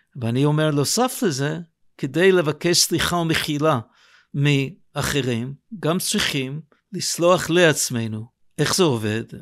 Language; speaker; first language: Hebrew; non-native, fluent; English